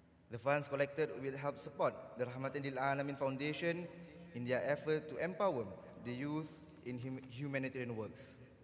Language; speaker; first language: English; non-native, local second language; Malay